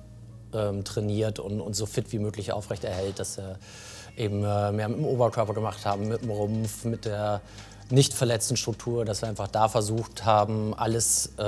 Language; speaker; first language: German; native; German